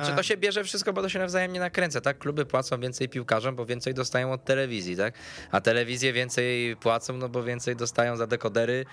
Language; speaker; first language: Polish; native; Polish